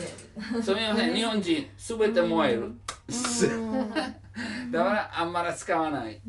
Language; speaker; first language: Japanese; non-native, learner; Italian